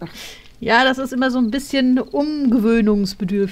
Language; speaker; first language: German; native; German